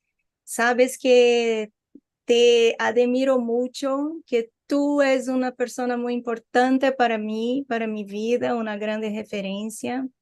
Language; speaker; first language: Spanish; non-native, learner; Portuguese